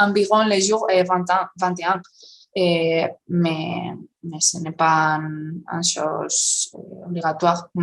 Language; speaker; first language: French; non-native, fluent; Spanish